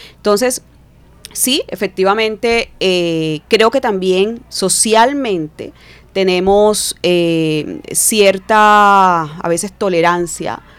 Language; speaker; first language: Spanish; native; Spanish